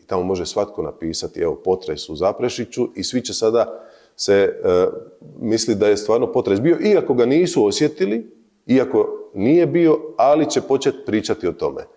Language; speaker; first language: Croatian; native; Croatian